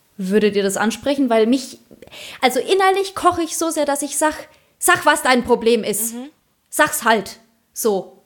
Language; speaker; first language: German; early bilingual, other home language; Polish